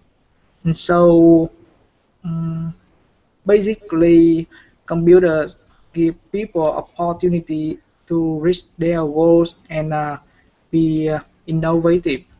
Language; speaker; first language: English; non-native, learner; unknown